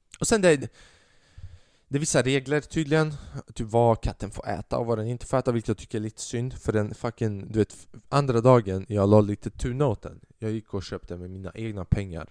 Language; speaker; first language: Swedish; early bilingual, other home language; Albanian